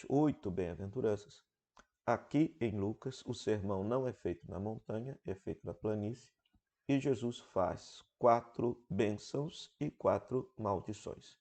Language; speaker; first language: Portuguese; native; Portuguese